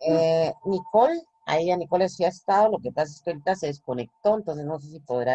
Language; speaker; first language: Spanish; native; Spanish